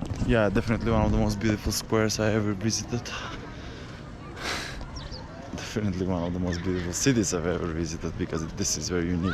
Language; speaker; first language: English; non-native, fluent; Macedonian